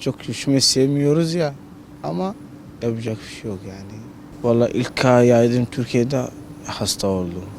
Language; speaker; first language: Turkish; non-native, learner; Somali